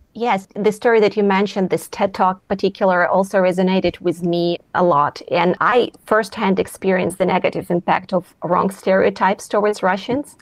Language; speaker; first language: English; non-native, fluent; Russian